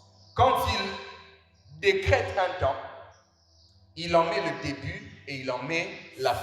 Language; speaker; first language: French; non-native, local second language; Lingala